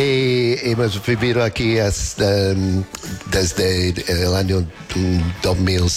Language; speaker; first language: Spanish; non-native, learner; English